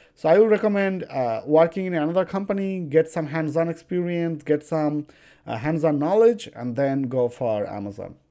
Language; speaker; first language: English; non-native, local second language; Bangla